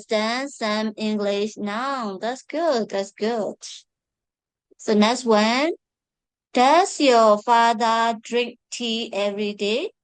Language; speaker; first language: English; non-native, fluent; Burmese